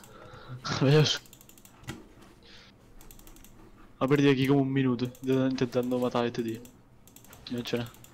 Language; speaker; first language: Spanish; native; Spanish